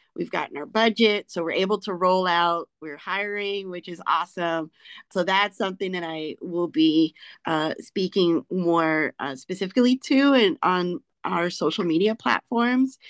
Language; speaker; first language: English; native; English